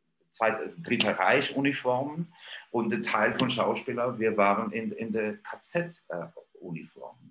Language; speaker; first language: German; non-native, fluent; Georgian